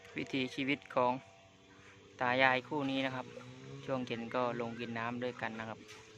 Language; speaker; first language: Thai; non-native, local second language; Khmer